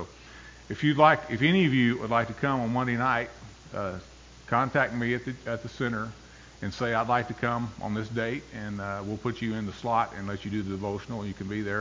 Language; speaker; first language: English; native; English